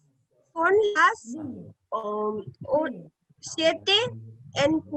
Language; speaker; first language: Spanish; non-native, learner; Hindi